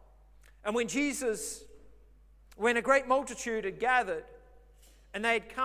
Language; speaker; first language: English; native; English